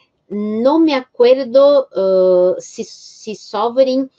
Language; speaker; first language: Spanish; non-native, fluent; Portuguese